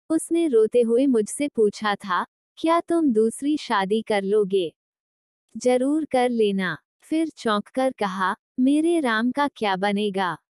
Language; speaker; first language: Hindi; non-native, local second language; Marathi